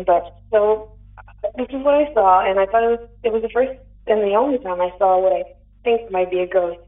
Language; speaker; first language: English; non-native, fluent; French